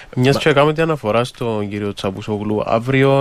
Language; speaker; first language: Greek; native; Greek